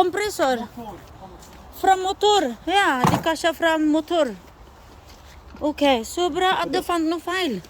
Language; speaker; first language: Norwegian; non-native, learner; Filipino